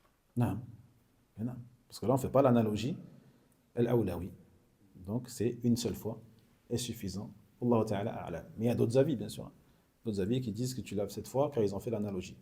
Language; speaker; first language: French; native; French